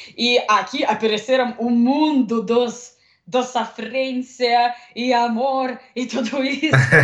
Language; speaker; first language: Portuguese; non-native, learner; Russian